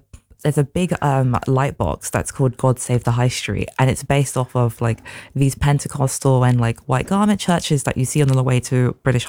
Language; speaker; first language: English; native; English